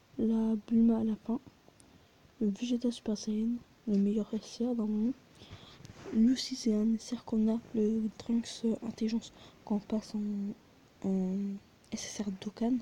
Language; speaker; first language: French; native; French